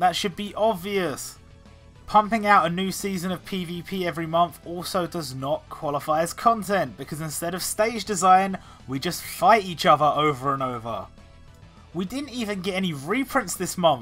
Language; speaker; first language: English; native; English